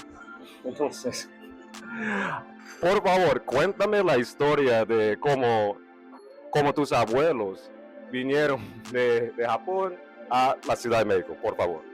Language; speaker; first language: Spanish; non-native, fluent; English